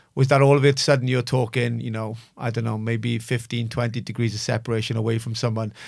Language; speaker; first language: English; native; English